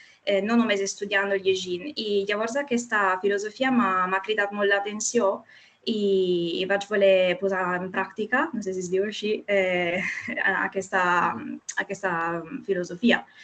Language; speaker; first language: Catalan; non-native, fluent; Italian